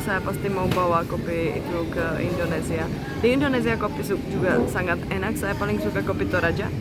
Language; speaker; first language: Indonesian; non-native, fluent; Czech